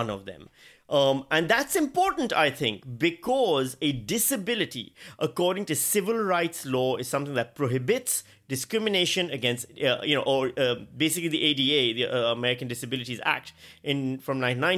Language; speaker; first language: English; non-native, local second language; Urdu